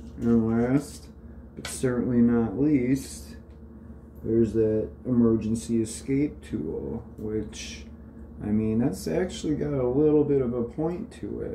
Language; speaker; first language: English; native; English